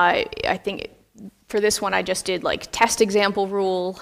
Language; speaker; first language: English; native; English